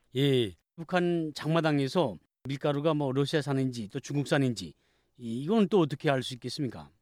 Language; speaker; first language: Korean; native; Korean